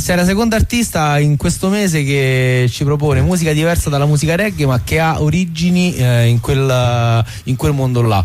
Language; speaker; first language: Italian; native; Italian